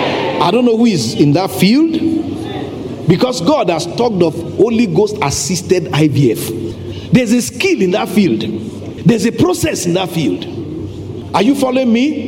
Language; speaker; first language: English; non-native, local second language; Yoruba